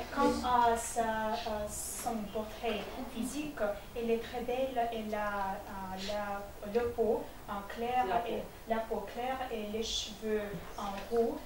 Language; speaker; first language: French; non-native, learner; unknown